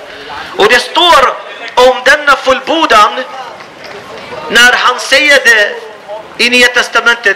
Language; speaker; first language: Swedish; non-native, fluent; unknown